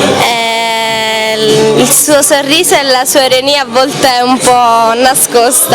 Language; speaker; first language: Italian; native; Italian